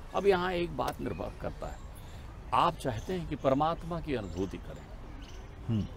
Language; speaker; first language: Hindi; native; Hindi